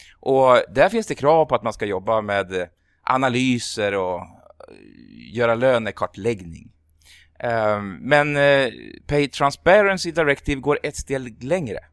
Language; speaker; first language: Swedish; native; Swedish